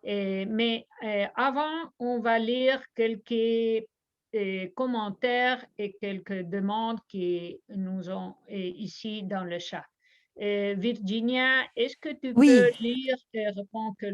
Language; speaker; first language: French; non-native, fluent; Spanish